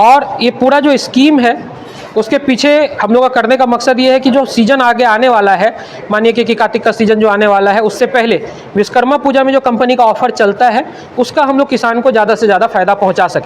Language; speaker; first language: Hindi; native; Hindi